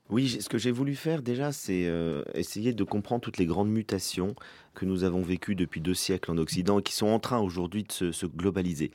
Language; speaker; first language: French; native; French